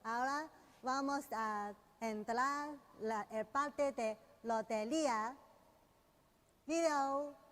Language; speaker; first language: Spanish; non-native, learner; Chinese